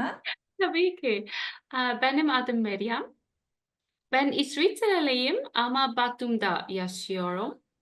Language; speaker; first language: Turkish; non-native, learner; German